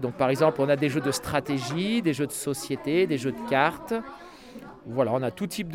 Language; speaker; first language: French; native; French